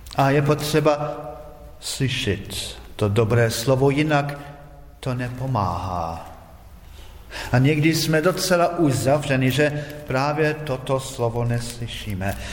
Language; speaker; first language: Czech; non-native, fluent; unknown